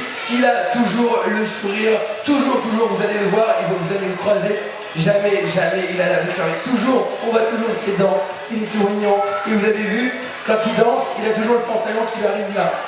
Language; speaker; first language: French; native; French